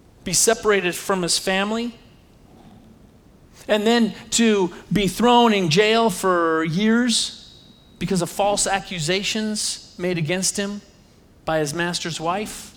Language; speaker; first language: English; native; English